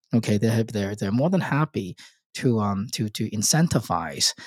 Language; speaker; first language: English; non-native, local second language; Cantonese